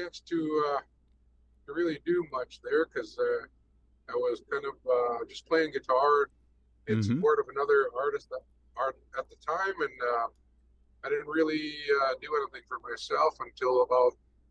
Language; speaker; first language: English; native; English